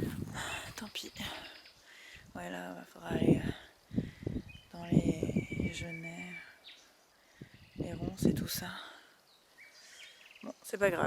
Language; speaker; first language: French; native; French